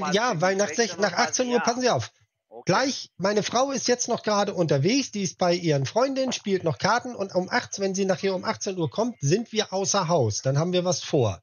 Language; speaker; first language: German; native; German